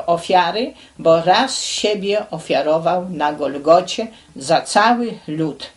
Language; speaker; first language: Polish; native; Polish